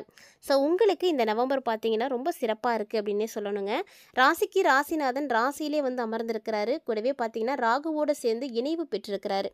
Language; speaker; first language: Tamil; native; Tamil